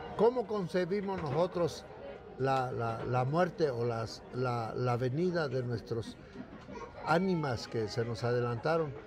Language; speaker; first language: Spanish; native; Spanish